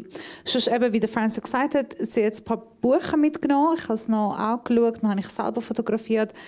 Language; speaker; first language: German; non-native, fluent; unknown